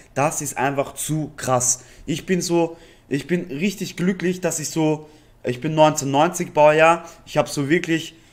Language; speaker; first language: German; native; German